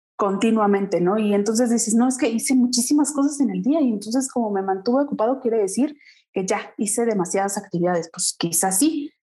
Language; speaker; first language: Spanish; native; Spanish